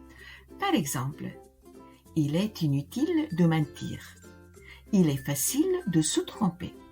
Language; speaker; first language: French; non-native, fluent; Italian